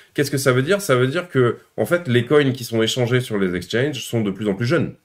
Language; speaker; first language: French; native; French